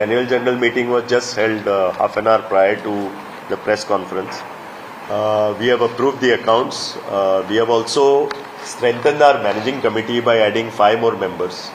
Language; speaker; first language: English; non-native, local second language; Konkani